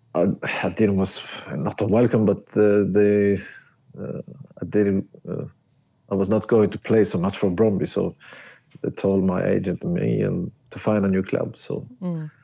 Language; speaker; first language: English; non-native, learner; Swedish